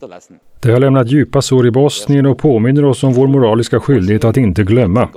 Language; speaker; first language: Swedish; native; Swedish